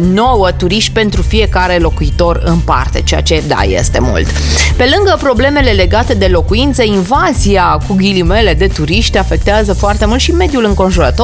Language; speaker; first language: Romanian; native; Romanian